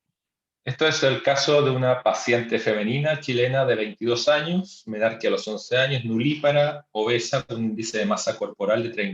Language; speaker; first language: Spanish; native; Spanish